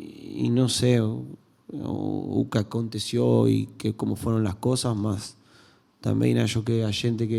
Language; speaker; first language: Portuguese; non-native, learner; Spanish